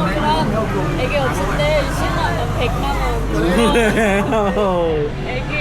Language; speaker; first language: Korean; non-native, fluent; Vietnamese